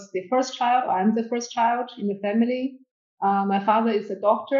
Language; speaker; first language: English; non-native, fluent; Chinese